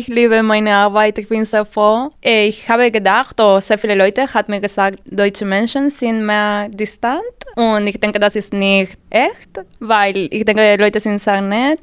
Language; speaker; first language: German; non-native, learner; Spanish